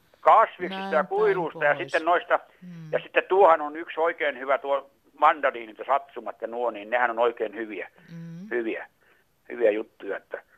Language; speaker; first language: Finnish; native; Finnish